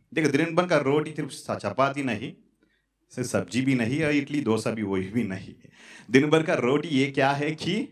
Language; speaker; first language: Hindi; non-native, local second language; Tamil